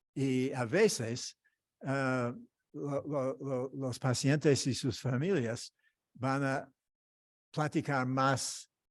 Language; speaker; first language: Spanish; non-native, fluent; English